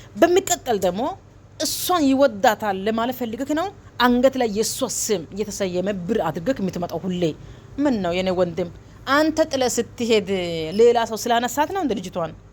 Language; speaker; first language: Amharic; non-native, local second language; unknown